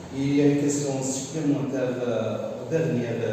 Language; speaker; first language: French; non-native, local second language; Arabic